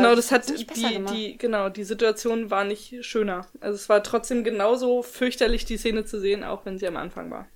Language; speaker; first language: German; native; German